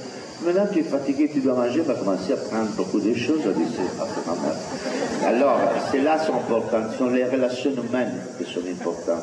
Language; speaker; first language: French; non-native, fluent; Italian